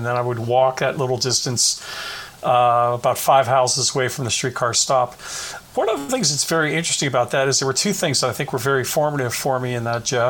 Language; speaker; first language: English; native; English